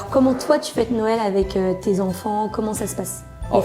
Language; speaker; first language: French; native; French